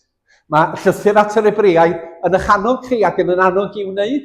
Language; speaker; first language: Welsh; native; Welsh